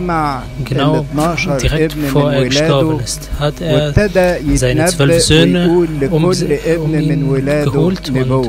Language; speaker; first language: German; non-native, fluent; Arabic